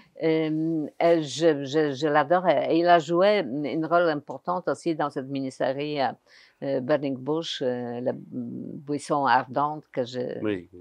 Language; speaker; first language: French; non-native, fluent; Polish